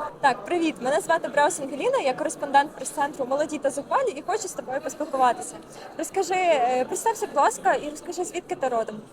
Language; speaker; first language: Ukrainian; native; Ukrainian